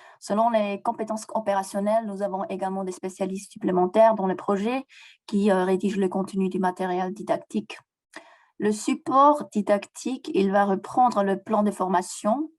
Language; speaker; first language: French; non-native, local second language; German